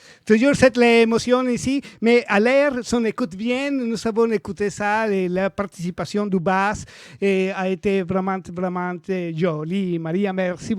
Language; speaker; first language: French; non-native, learner; Spanish